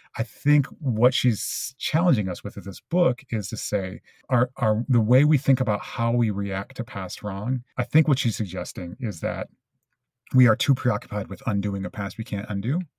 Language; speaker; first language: English; early bilingual, other home language; Japanese